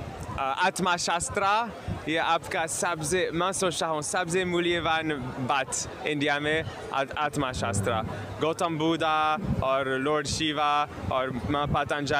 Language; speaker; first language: Hindi; non-native, learner; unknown